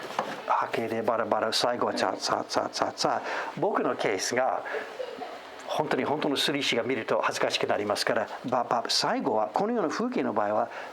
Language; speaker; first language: Japanese; non-native, fluent; English